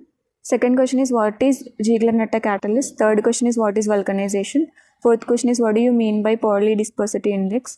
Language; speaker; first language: English; non-native, local second language; Telugu